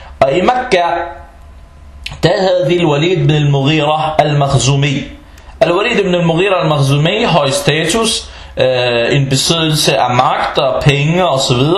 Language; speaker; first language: Danish; early bilingual, other home language; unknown